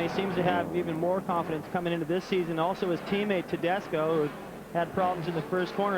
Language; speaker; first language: English; native; English